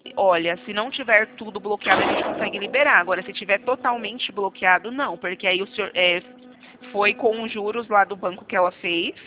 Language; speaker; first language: Portuguese; native; Portuguese